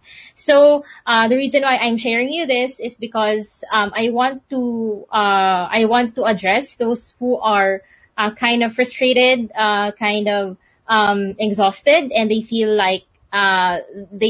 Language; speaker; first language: English; non-native, local second language; Filipino